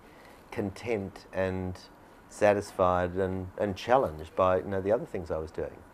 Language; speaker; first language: English; native; English